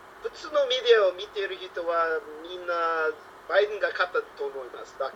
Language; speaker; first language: Japanese; non-native, learner; English